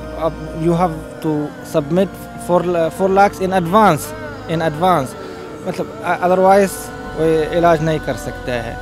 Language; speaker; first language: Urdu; non-native, fluent; Arabic